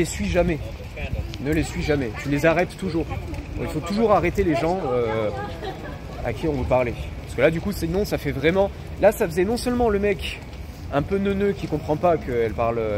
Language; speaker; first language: French; native; French